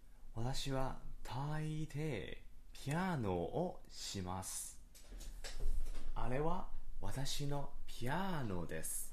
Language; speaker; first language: Japanese; non-native, learner; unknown